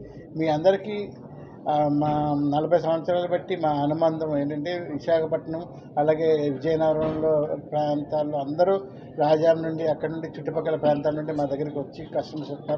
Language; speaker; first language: Telugu; native; Telugu